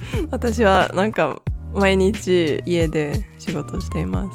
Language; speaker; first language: Japanese; non-native, learner; English